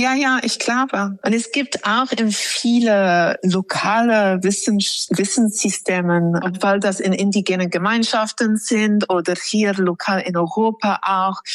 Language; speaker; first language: German; non-native, fluent; English